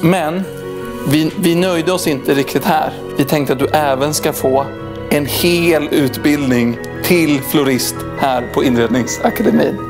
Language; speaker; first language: Swedish; native; Swedish